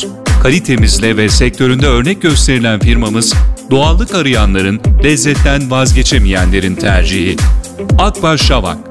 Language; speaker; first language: Turkish; native; Turkish